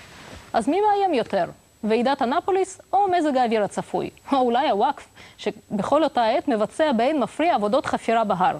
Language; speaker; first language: Hebrew; non-native, local second language; Russian